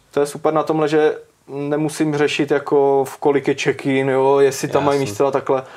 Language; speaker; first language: Czech; native; Czech